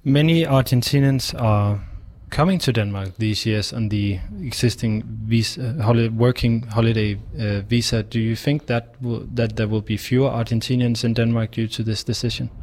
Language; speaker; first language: English; non-native, fluent; Danish